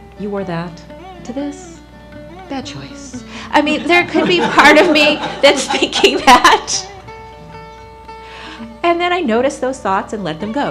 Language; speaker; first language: English; native; English